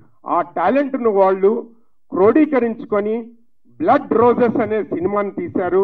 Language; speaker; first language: Telugu; native; Telugu